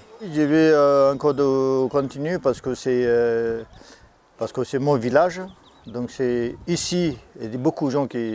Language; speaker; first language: French; non-native, learner; Nepali